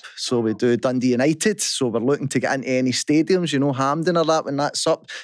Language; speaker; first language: English; native; English